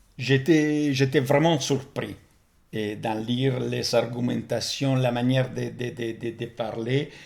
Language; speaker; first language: French; non-native, fluent; Italian